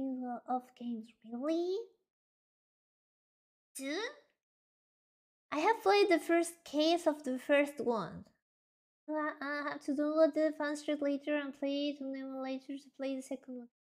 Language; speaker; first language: English; non-native, learner; Spanish